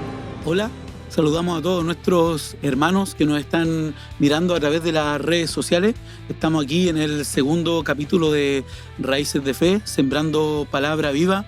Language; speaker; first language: Spanish; native; Spanish